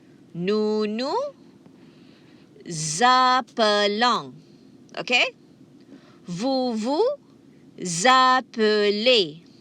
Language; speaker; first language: French; non-native, fluent; Malay